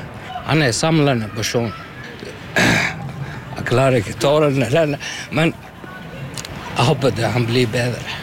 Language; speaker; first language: Norwegian; non-native, learner; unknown